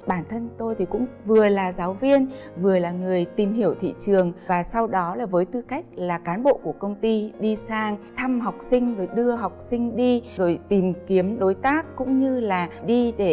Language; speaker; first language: Vietnamese; native; Vietnamese